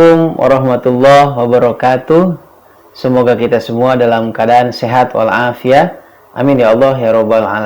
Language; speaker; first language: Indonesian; native; Indonesian